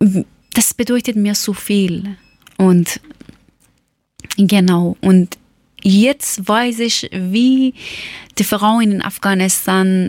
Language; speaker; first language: German; non-native, learner; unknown